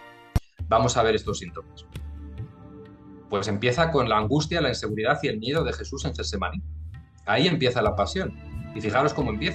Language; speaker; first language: Spanish; native; Spanish